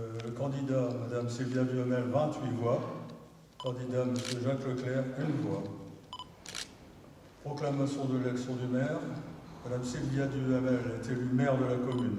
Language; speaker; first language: French; native; French